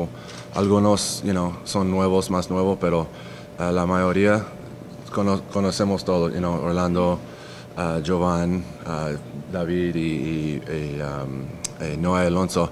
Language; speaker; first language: Spanish; non-native, learner; English